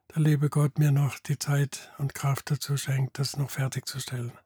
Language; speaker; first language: German; native; German